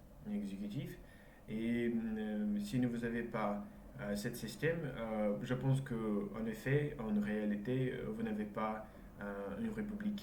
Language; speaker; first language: French; non-native, learner; Russian